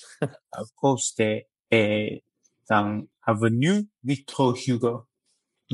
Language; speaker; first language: French; non-native, learner; Chinese